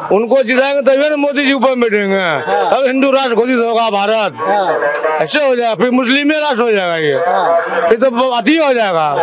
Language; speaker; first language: Hindi; native; Hindi